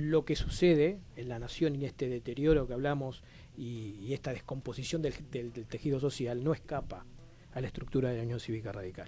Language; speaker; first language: Spanish; native; Spanish